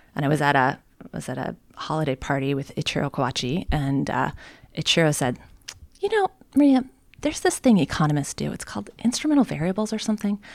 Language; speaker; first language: English; native; English